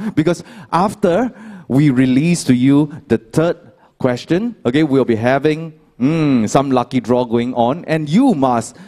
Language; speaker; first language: English; non-native, local second language; Chinese